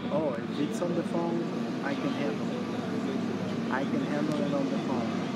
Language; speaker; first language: English; native; English